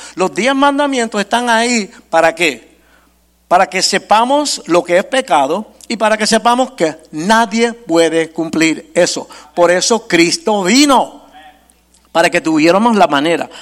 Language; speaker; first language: Spanish; early bilingual, heritage; Spanish